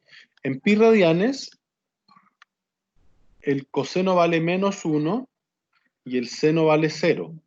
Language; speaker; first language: Spanish; native; Spanish